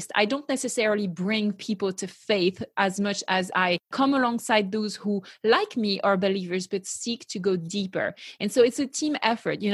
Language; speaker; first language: English; non-native, fluent; French